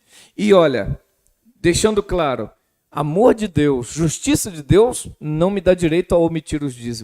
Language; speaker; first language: Portuguese; native; Portuguese